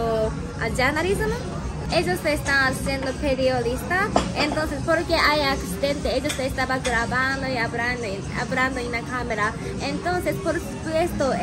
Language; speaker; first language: Spanish; non-native, learner; Japanese